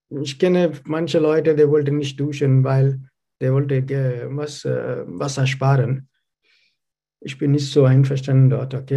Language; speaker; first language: German; non-native, learner; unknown